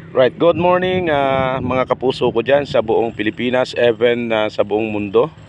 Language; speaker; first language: Filipino; non-native, local second language; Cebuano